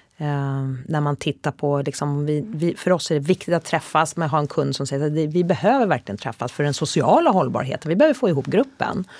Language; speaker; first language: Swedish; native; Swedish